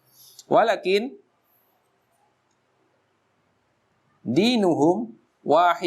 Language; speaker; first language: Arabic; non-native, fluent; Indonesian